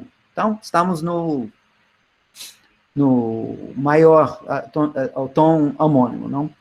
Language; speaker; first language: Portuguese; non-native, fluent; English